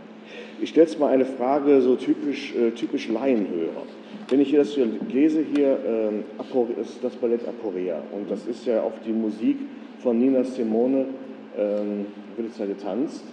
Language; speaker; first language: German; native; German